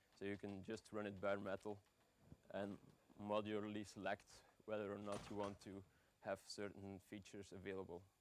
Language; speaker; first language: English; non-native, fluent; Dutch